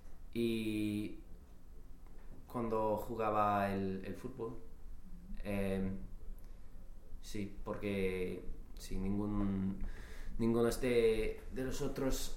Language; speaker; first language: Spanish; non-native, learner; English